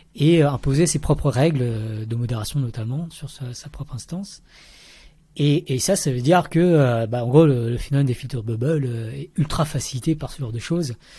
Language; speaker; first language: French; early bilingual, other home language; Vietnamese